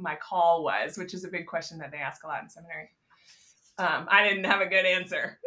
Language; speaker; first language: English; native; English